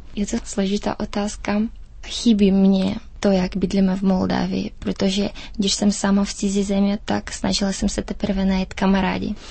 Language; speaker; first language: Czech; early bilingual, heritage; Czech